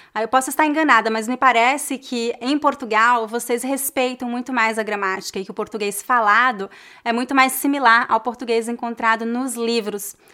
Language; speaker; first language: Portuguese; native; Portuguese